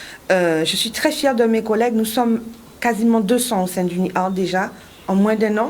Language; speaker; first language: French; native; French